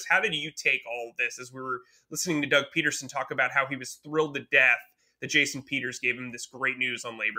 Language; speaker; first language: English; native; English